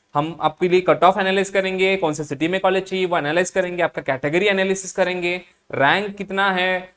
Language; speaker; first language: Hindi; non-native, local second language; Marathi